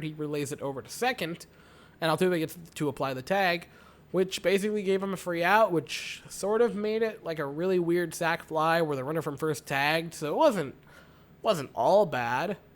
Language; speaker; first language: English; native; English